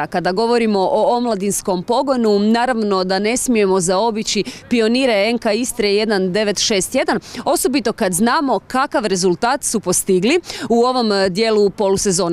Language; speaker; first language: Serbian; native; Serbian